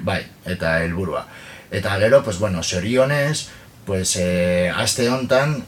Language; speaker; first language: Basque; non-native, local second language; Spanish